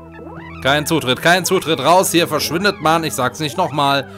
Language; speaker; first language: German; native; German